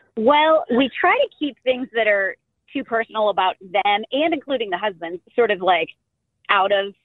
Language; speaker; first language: English; native; English